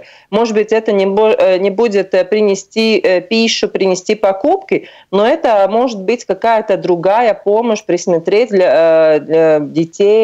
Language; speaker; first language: Russian; non-native, local second language; Latvian